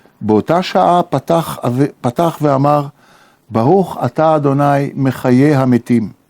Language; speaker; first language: Hebrew; native; Hebrew